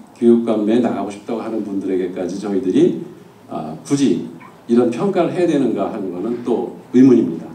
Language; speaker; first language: Korean; native; Korean